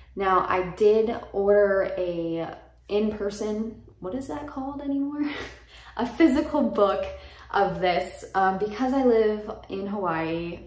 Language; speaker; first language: English; native; English